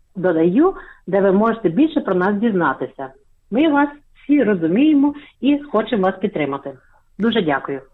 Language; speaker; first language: Ukrainian; early bilingual, heritage; Ukrainian